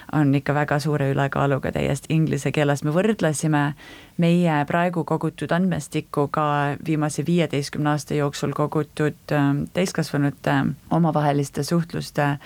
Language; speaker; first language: Estonian; early bilingual, heritage; Estonian